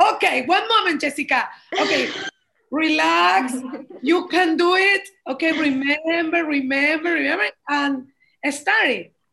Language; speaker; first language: English; non-native, learner; Spanish